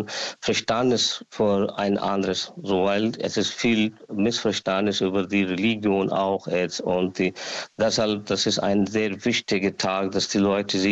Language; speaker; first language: German; non-native, learner; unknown